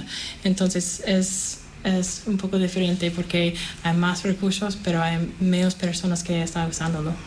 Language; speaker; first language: Spanish; non-native, fluent; English